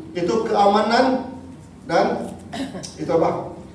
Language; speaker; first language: Malay; non-native, local second language; Chinese